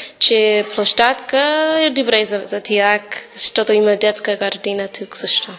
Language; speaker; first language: Bulgarian; non-native, learner; English